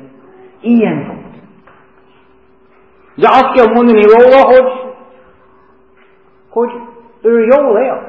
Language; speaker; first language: Hungarian; non-native, fluent; English